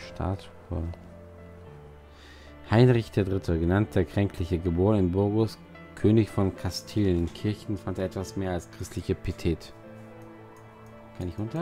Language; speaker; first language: German; native; German